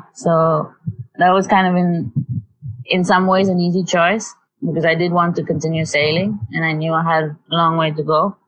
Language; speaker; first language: English; non-native, local second language; Tamil